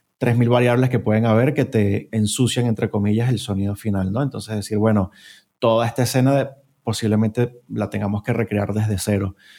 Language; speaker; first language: Spanish; native; Spanish